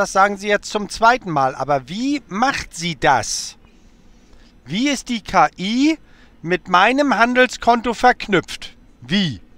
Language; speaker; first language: German; native; German